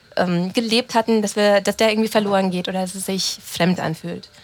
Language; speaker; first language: German; early bilingual, other home language; Romanian